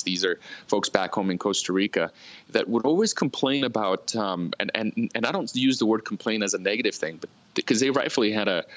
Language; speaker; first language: English; early bilingual, other home language; Spanish